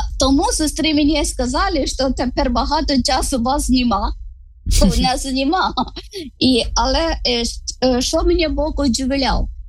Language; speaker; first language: Ukrainian; non-native, fluent; Malayalam